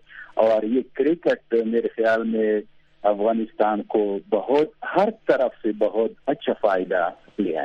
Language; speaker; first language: Hindi; non-native, fluent; Pashto